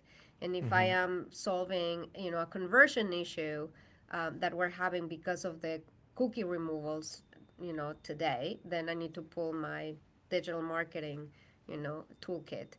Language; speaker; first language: English; non-native, fluent; Spanish